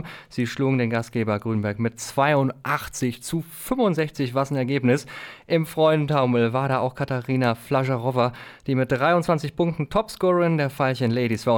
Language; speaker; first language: German; native; German